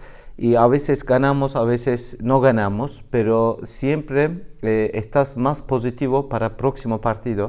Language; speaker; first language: Spanish; non-native, learner; Turkish